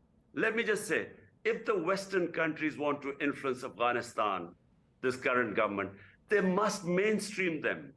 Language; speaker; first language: English; non-native, local second language; Urdu